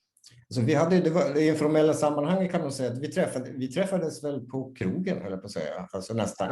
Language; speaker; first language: Swedish; native; Swedish